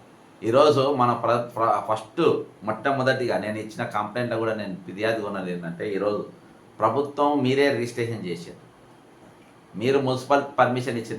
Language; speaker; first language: Telugu; native; Telugu